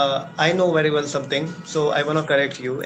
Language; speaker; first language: English; non-native, learner; Hindi